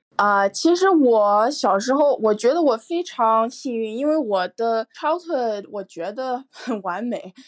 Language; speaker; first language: Chinese; early bilingual, heritage; Chinese